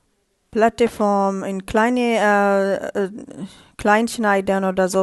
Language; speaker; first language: German; non-native, learner; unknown